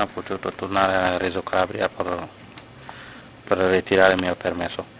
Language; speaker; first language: Italian; non-native, learner; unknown